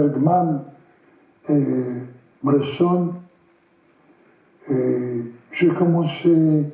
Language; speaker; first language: French; non-native, learner; Russian